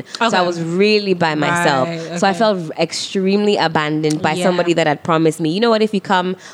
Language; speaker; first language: English; native; English